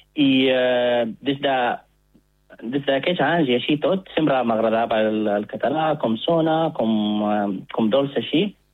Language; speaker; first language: Catalan; non-native, learner; Arabic